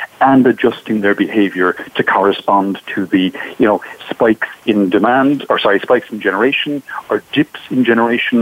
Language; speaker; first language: English; native; English